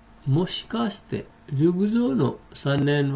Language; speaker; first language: Japanese; non-native, fluent; Hindi